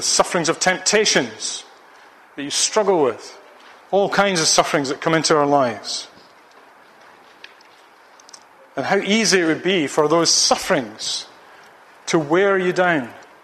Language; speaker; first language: English; native; English